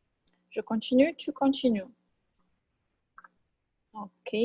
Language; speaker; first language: French; non-native, fluent; Portuguese